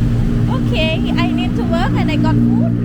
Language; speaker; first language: English; non-native, learner; Thai